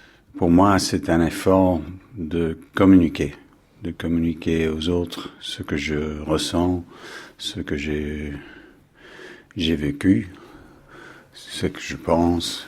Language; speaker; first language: French; non-native, fluent; English